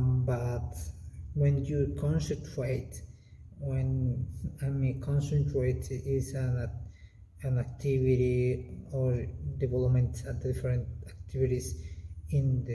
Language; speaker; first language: English; non-native, learner; Spanish